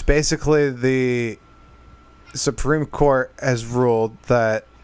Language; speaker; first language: English; native; English